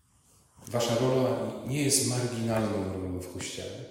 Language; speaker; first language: Polish; native; Polish